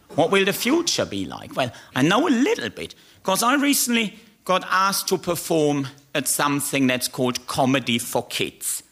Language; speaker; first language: English; non-native, fluent; German